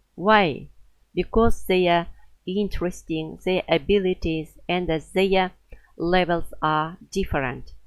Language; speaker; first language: English; non-native, fluent; Kazakh